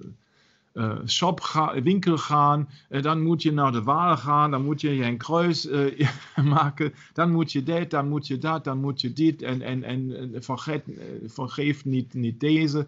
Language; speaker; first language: Dutch; non-native, learner; German